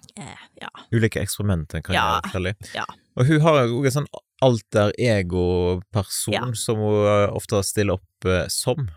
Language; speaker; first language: Norwegian; native; Norwegian